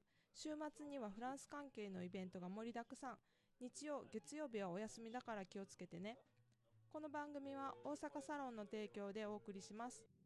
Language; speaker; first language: Japanese; native; Japanese